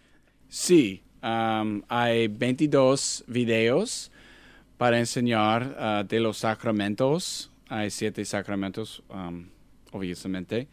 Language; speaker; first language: Spanish; non-native, learner; English